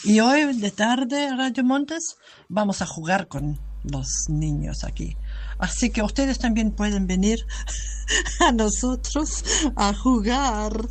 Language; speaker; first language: Spanish; non-native, fluent; German